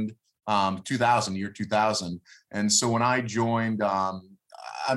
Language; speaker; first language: English; early bilingual, other home language; Hebrew